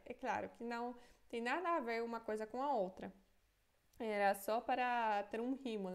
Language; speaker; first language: Portuguese; non-native, fluent; Polish